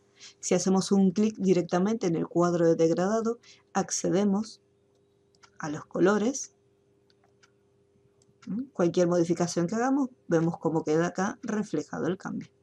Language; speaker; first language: Spanish; native; Spanish